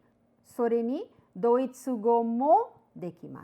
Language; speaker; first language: Japanese; non-native, fluent; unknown